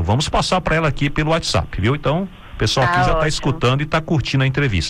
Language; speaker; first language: Portuguese; native; Portuguese